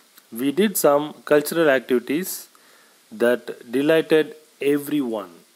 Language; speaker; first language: English; non-native, local second language; Tamil